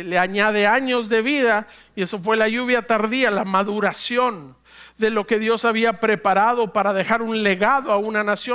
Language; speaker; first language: Spanish; native; Spanish